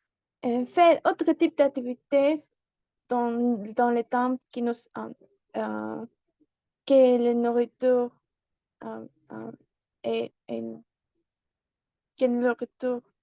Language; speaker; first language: French; non-native, learner; Spanish